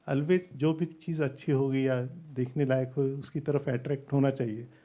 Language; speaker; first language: Hindi; non-native, local second language; Marathi